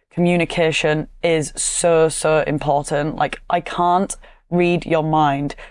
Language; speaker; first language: English; native; English